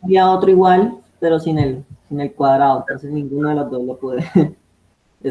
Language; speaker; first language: Spanish; native; Spanish